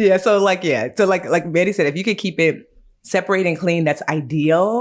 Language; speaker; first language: English; native; English